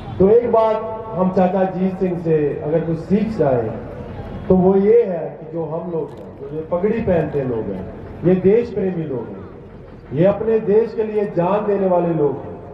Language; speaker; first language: Hindi; non-native, local second language; Punjabi